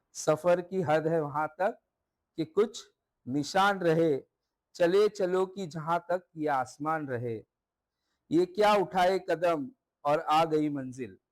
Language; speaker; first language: Hindi; non-native, local second language; Marathi